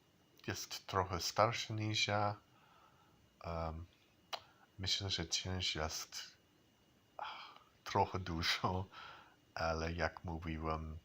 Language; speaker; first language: Polish; non-native, learner; English